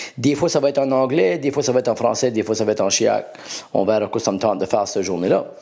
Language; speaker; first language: French; native; French